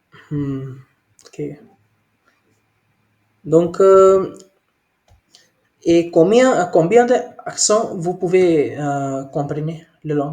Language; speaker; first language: French; non-native, learner; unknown